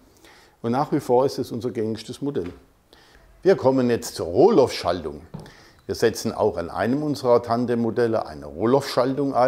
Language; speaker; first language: German; native; German